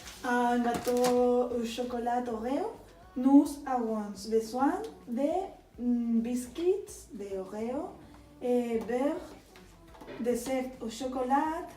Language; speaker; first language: French; non-native, learner; Spanish